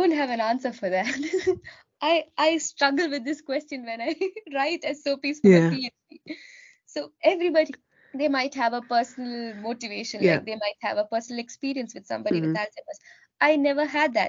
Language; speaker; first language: English; non-native, local second language; Malayalam